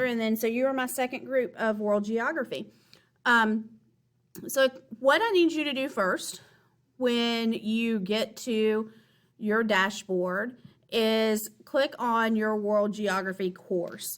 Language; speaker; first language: English; native; English